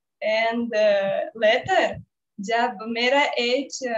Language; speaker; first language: Hindi; non-native, learner; Russian